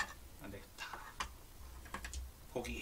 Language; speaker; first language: Korean; native; Korean